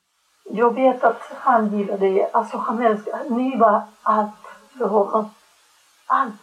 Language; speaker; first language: Swedish; non-native, learner; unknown